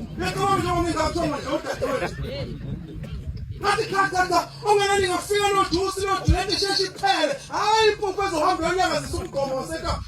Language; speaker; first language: Zulu; native; Zulu